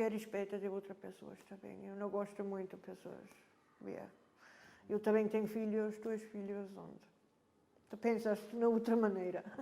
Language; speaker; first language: Portuguese; non-native, learner; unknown